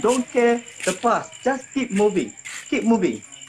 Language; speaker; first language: English; non-native, local second language; Malay